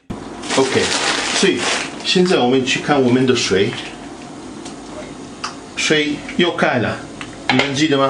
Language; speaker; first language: Chinese; non-native, fluent; Italian